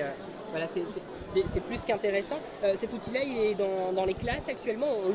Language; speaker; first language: French; native; French